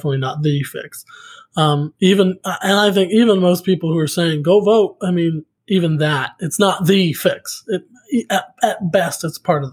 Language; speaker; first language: English; native; English